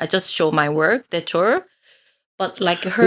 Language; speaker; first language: English; non-native, fluent; Korean